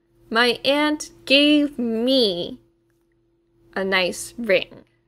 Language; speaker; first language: English; native; English